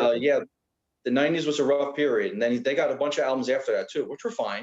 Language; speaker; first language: English; native; English